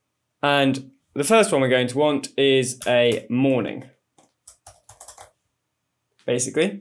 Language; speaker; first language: English; native; English